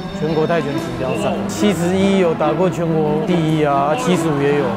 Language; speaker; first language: Chinese; native; Chinese